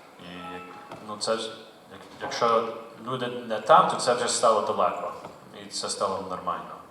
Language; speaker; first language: Ukrainian; early bilingual, heritage; Ukrainian